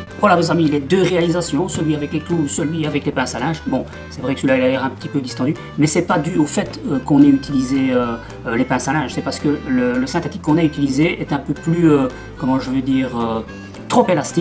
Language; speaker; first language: French; native; French